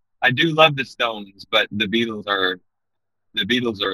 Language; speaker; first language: English; native; English